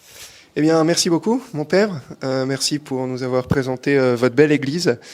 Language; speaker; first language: French; native; French